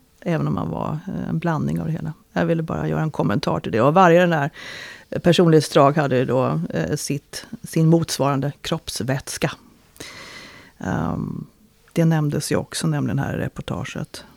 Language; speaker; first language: Swedish; native; Swedish